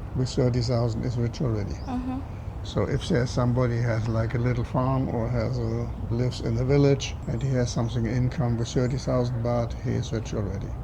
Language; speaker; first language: English; non-native, fluent; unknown